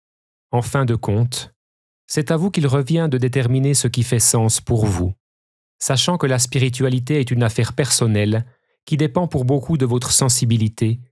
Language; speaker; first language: French; native; French